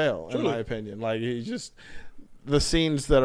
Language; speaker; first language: English; native; English